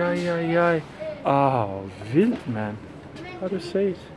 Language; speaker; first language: Danish; non-native, fluent; English